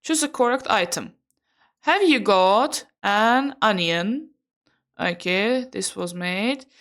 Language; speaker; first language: English; non-native, fluent; Azerbaijani